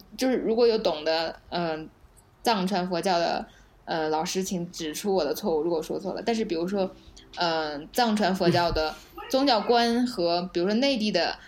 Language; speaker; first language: Chinese; native; Chinese